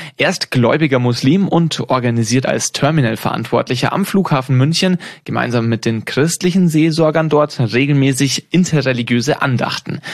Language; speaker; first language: German; native; German